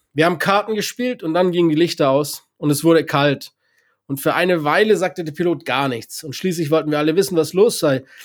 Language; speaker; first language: German; native; German